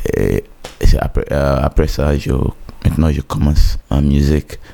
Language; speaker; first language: French; non-native, learner; Yoruba